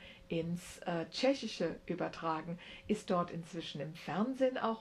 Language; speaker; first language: German; native; German